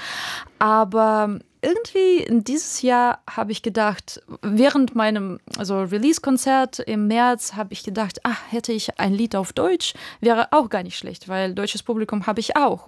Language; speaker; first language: German; non-native, fluent; Russian